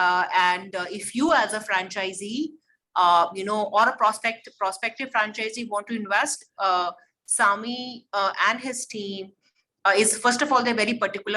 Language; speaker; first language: English; non-native, local second language; Hindi